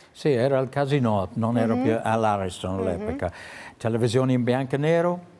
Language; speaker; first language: Italian; non-native, fluent; English